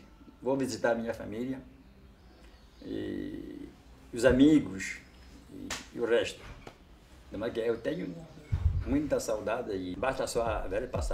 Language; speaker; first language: Portuguese; non-native, local second language; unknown